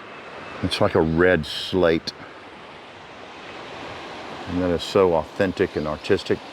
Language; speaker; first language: English; native; English